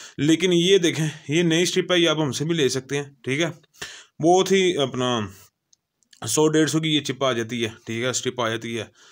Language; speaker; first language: Urdu; non-native, local second language; Punjabi